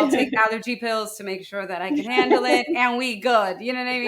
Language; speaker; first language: English; native; English